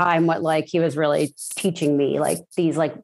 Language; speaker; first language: English; native; English